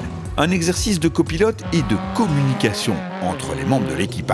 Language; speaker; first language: French; native; French